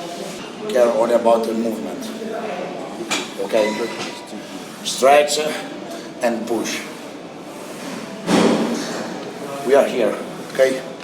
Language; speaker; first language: English; non-native, learner; Italian